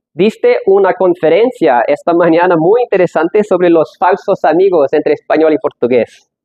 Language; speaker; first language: Spanish; non-native, fluent; English